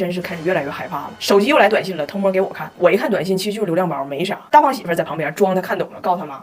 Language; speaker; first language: Chinese; native; Chinese